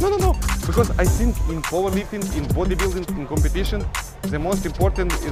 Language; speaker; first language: English; non-native, learner; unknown